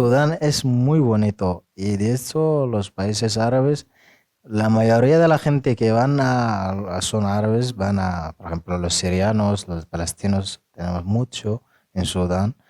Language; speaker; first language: Spanish; non-native, fluent; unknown